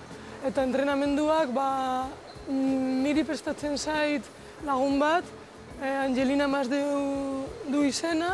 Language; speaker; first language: Basque; non-native, local second language; Spanish